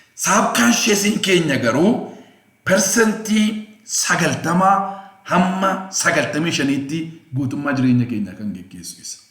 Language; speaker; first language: Oromo; non-native, local second language; Amharic